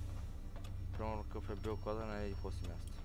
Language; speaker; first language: Bulgarian; native; Bulgarian